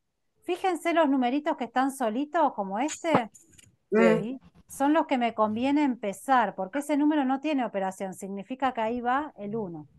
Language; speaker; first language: Spanish; native; Spanish